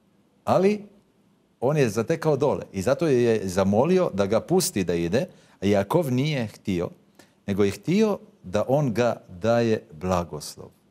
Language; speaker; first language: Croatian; non-native, fluent; Hebrew